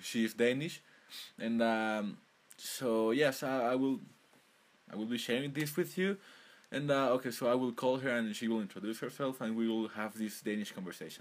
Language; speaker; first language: English; non-native, fluent; Spanish